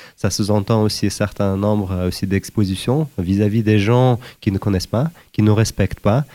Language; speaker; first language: French; non-native, fluent; Uzbek